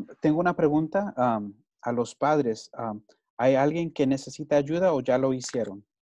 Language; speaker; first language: Spanish; early bilingual, heritage; Spanish